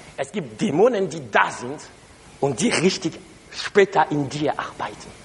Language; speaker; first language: German; non-native, learner; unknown